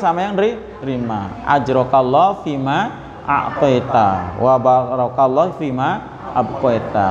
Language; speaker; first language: Indonesian; native; Indonesian